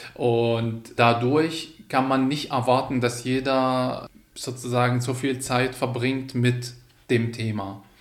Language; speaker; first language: German; non-native, fluent; Arabic